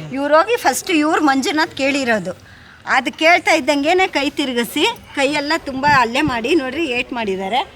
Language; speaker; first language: Kannada; native; Kannada